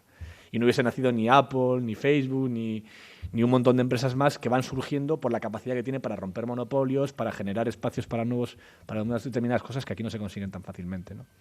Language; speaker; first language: Spanish; native; Spanish